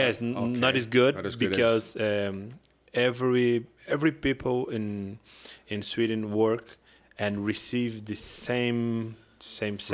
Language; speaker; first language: English; non-native, learner; Portuguese